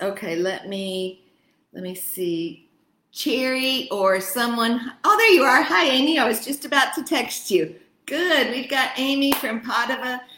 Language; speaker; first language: English; native; English